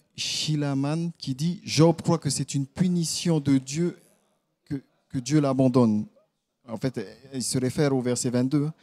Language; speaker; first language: French; native; French